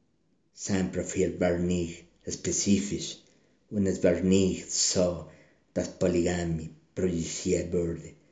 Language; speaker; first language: German; non-native, learner; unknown